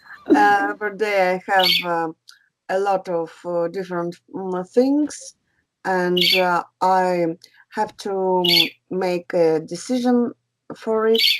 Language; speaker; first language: English; non-native, learner; Russian